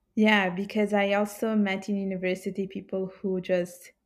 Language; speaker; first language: English; early bilingual, heritage; Italian